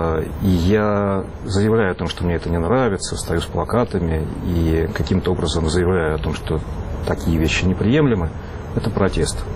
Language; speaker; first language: Russian; native; Russian